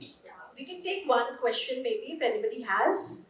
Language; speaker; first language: English; non-native, local second language; Hindi